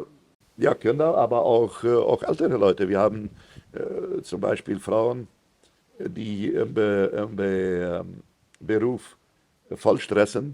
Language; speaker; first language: German; non-native, local second language; Plautdietsch